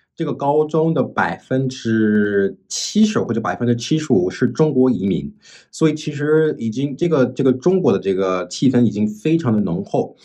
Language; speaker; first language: Chinese; non-native, fluent; English